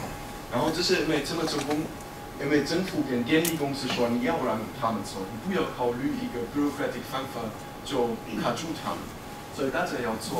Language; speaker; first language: Chinese; non-native, fluent; German